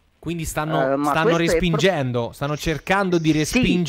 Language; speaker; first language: Italian; native; Italian